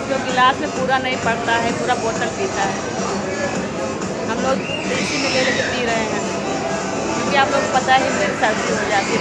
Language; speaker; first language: Hindi; native; Hindi